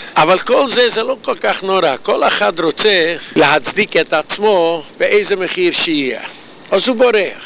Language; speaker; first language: Hebrew; non-native, fluent; Yiddish